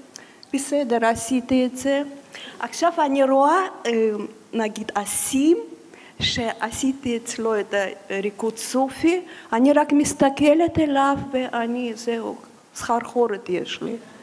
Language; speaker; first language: Hebrew; non-native, fluent; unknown